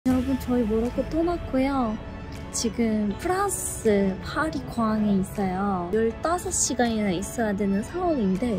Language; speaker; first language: Korean; native; Korean